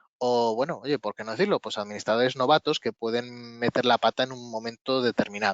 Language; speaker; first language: Spanish; native; Spanish